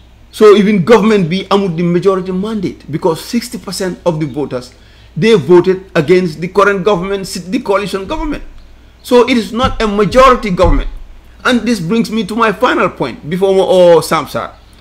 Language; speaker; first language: English; non-native, local second language; Wolof